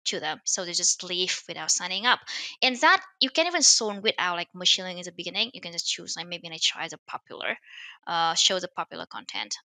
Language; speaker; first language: English; non-native, fluent; Vietnamese